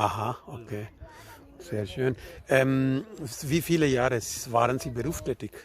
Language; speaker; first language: German; non-native, learner; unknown